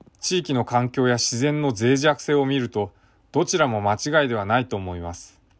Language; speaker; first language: Japanese; native; Japanese